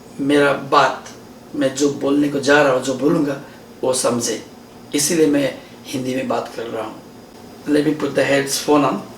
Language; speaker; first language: Hindi; non-native, learner; Nepali